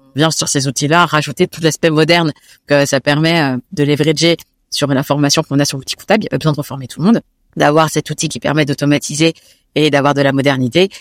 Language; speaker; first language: French; native; French